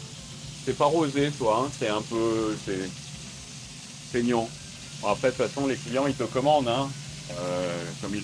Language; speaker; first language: French; native; French